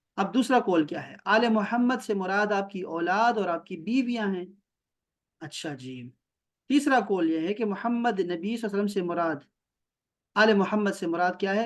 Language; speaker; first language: Urdu; non-native, local second language; Pashto